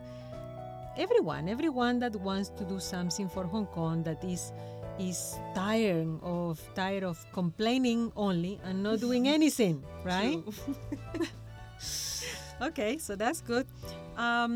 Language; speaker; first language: English; non-native, fluent; Spanish